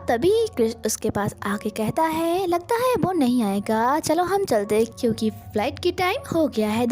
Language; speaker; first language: Hindi; non-native, local second language; Bangla